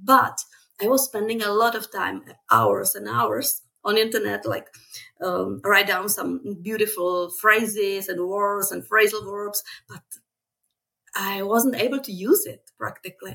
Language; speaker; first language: English; non-native, fluent; Czech